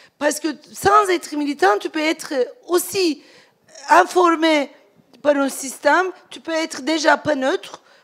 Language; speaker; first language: French; non-native, fluent; Turkish